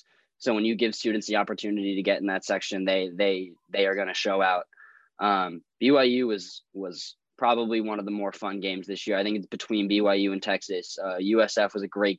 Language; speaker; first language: English; native; English